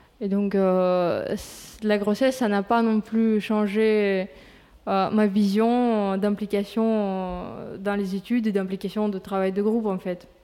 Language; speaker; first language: French; non-native, fluent; Russian